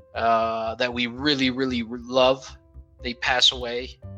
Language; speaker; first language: English; non-native, fluent; Portuguese